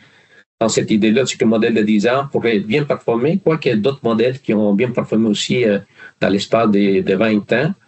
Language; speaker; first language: French; non-native, fluent; Spanish